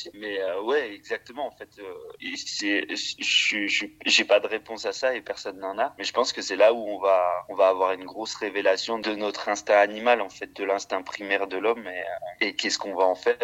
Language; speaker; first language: French; native; French